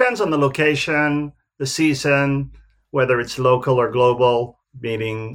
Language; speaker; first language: English; native; English